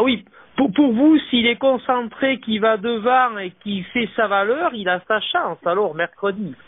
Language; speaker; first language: French; native; French